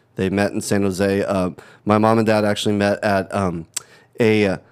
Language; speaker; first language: English; native; English